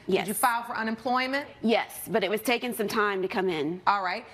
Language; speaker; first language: English; native; English